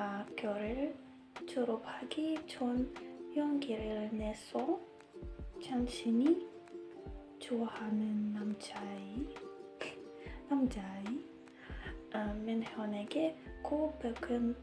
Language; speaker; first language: Korean; non-native, learner; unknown